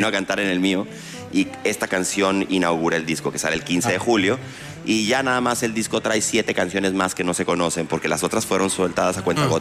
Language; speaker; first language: Spanish; native; Spanish